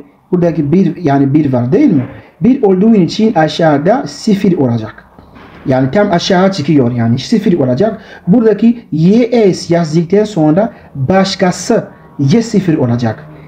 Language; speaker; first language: Turkish; non-native, learner; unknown